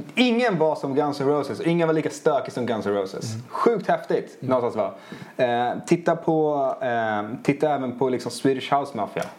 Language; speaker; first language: Swedish; early bilingual, other home language; Italian